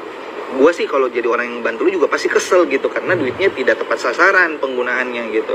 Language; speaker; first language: Indonesian; native; Indonesian